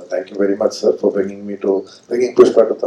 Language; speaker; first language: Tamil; non-native, local second language; Telugu